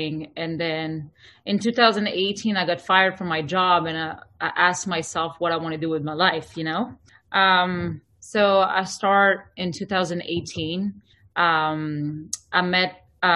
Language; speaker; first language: English; non-native, fluent; French